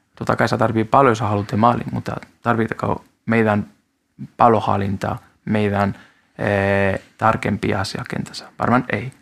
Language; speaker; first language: Finnish; non-native, learner; Spanish